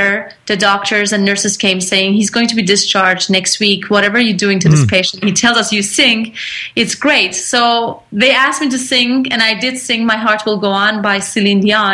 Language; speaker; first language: English; non-native, fluent; Persian